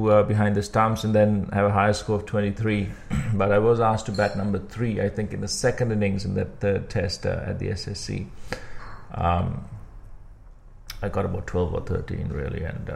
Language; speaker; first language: English; non-native, local second language; Sinhala